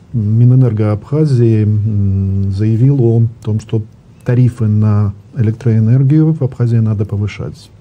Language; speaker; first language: Russian; native; Russian